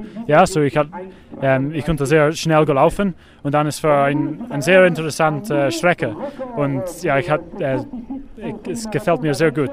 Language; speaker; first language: German; non-native, learner; English